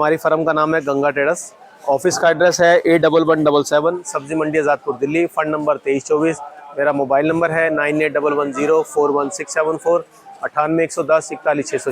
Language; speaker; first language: Hindi; native; Hindi